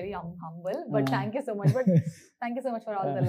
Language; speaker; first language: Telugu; non-native, learner; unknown